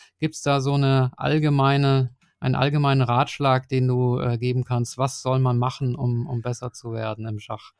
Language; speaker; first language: German; native; German